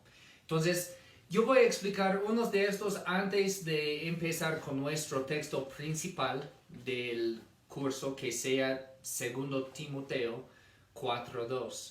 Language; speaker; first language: Spanish; non-native, fluent; English